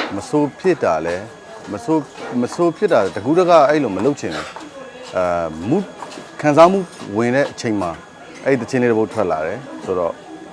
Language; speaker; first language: Burmese; non-native, local second language; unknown